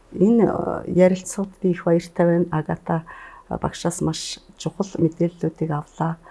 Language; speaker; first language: Mongolian; native; Mongolian